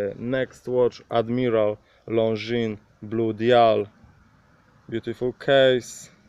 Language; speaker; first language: English; non-native, learner; Polish